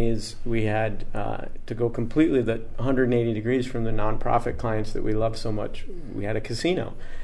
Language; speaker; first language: English; native; English